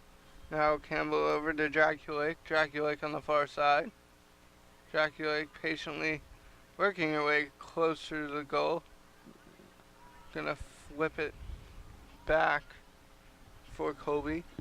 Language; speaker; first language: English; native; English